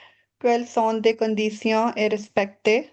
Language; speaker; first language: French; non-native, learner; Punjabi